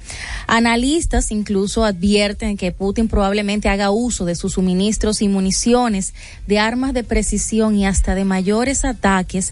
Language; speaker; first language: Spanish; native; Spanish